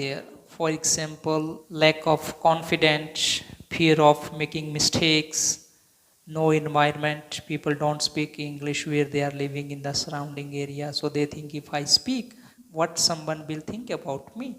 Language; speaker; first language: English; non-native, local second language; Hindi